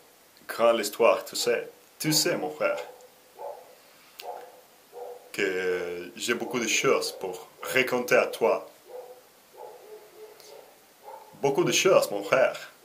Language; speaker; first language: French; non-native, learner; Russian